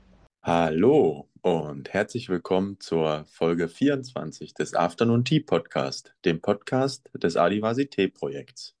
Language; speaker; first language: German; native; German